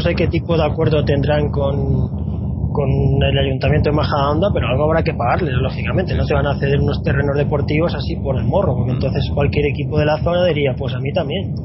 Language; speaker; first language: Spanish; native; Spanish